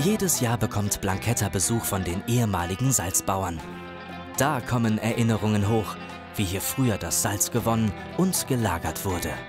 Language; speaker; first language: German; native; German